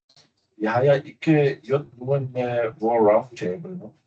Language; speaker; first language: Norwegian; non-native, fluent; German